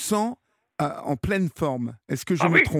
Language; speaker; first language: French; native; French